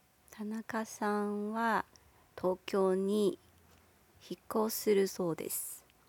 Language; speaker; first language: Japanese; non-native, learner; Chinese